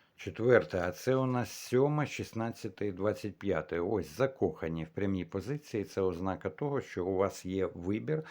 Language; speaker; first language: Ukrainian; non-native, local second language; Russian